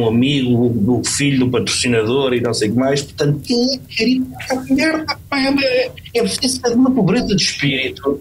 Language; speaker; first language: Portuguese; native; Portuguese